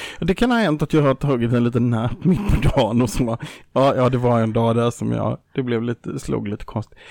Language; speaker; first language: Swedish; native; Swedish